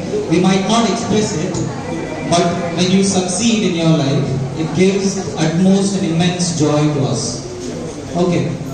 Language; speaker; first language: English; non-native, local second language; Telugu